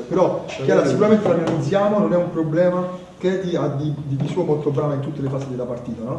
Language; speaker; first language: Italian; native; Italian